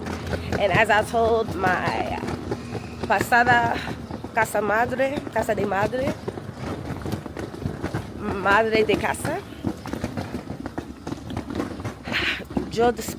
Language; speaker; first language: Spanish; non-native, learner; English